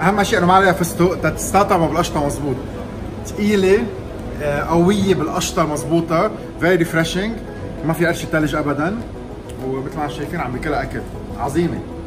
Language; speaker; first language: Arabic; native; Arabic